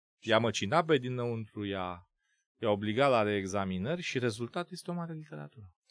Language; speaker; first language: Romanian; native; Romanian